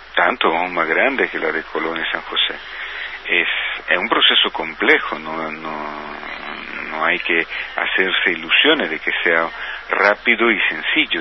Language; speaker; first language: Spanish; non-native, fluent; Italian